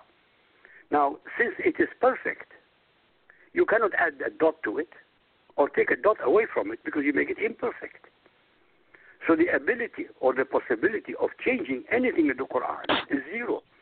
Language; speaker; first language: English; non-native, fluent; Arabic